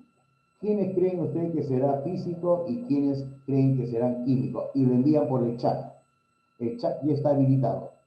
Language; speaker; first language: Spanish; native; Spanish